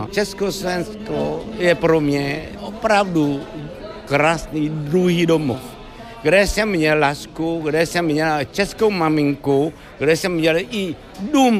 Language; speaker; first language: Czech; non-native, fluent; Vietnamese